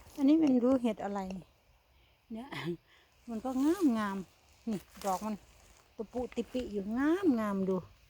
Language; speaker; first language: Thai; native; Thai